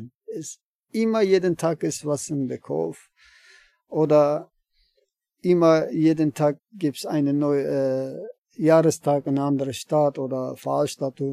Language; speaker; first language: German; non-native, learner; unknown